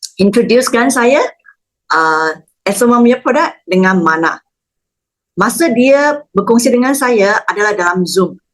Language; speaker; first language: Malay; non-native, local second language; Chinese